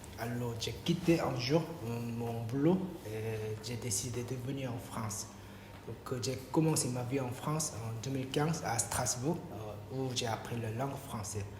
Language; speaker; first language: French; non-native, fluent; Korean